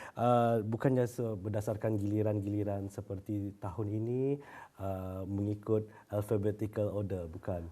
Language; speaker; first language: Malay; native; Malay